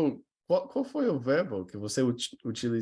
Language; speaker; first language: Portuguese; non-native, learner; English